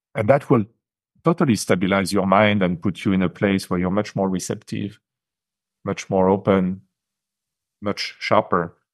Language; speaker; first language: English; non-native, fluent; French